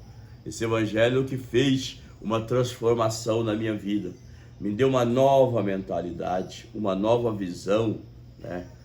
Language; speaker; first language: Portuguese; native; Portuguese